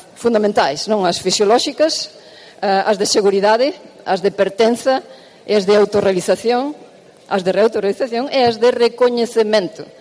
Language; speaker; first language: Galician; native; Galician